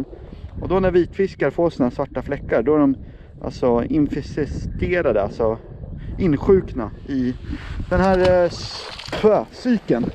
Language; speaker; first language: Swedish; native; Swedish